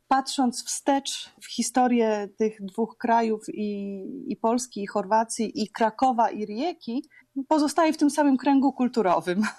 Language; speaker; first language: Polish; native; Polish